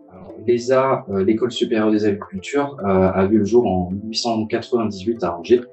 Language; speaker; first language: French; native; French